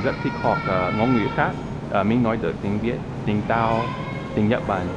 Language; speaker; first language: Vietnamese; non-native, learner; English